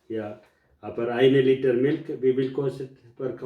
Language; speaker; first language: German; non-native, learner; Tamil